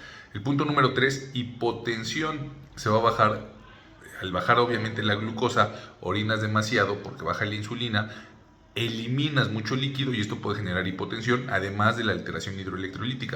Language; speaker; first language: Spanish; native; Spanish